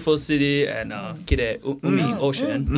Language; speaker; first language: Japanese; non-native, learner; English